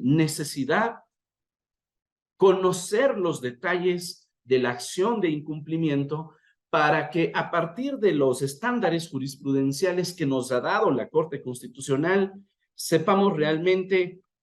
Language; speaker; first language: Spanish; native; Spanish